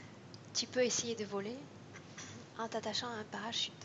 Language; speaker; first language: French; native; French